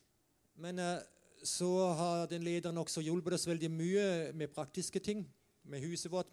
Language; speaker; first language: Norwegian; non-native, fluent; German